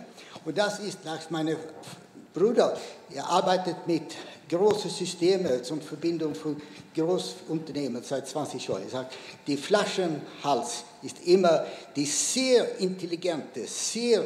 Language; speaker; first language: German; non-native, learner; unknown